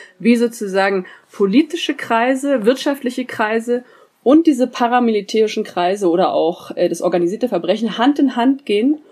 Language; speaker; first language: German; native; German